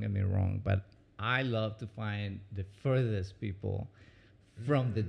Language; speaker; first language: English; non-native, fluent; Spanish